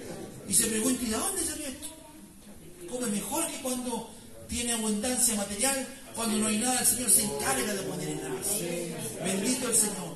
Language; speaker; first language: Spanish; native; Spanish